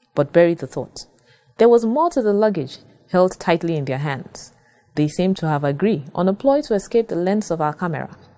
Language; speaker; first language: English; non-native, local second language; Yoruba